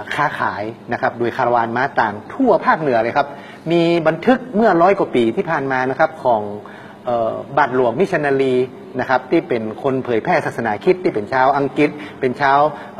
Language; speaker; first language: Thai; native; Thai